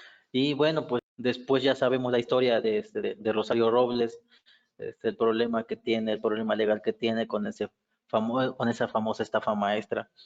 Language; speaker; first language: Spanish; native; Spanish